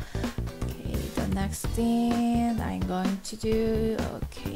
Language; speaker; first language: English; non-native, fluent; Korean